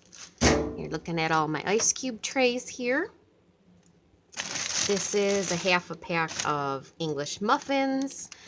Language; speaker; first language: English; native; English